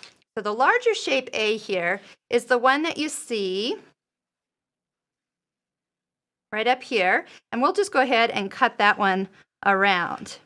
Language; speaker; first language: English; native; English